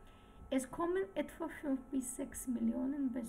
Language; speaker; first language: German; non-native, fluent; Georgian